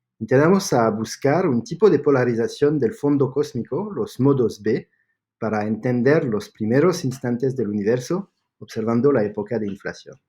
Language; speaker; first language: Spanish; non-native, fluent; French